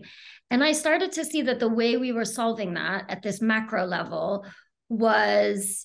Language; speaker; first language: English; native; English